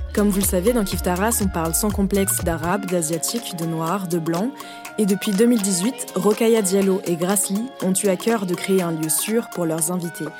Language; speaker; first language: French; early bilingual, other home language; Romanian